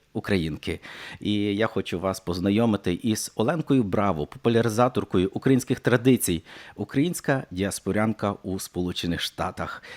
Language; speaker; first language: Ukrainian; native; Ukrainian